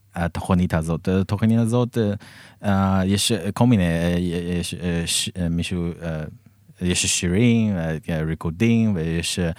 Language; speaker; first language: Hebrew; non-native, fluent; Chinese